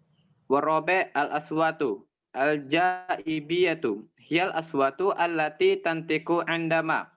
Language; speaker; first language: Arabic; non-native, learner; Indonesian